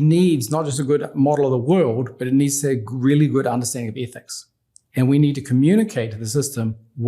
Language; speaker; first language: English; native; English